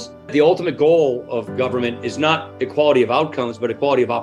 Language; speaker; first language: English; native; English